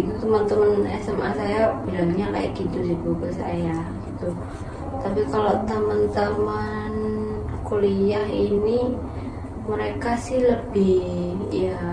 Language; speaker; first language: Indonesian; native; Indonesian